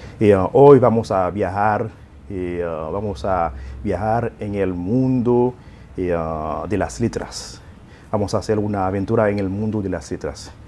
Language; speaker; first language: Spanish; non-native, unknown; Haitian Creole